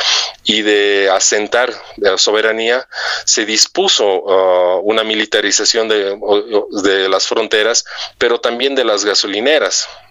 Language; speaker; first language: Spanish; native; Spanish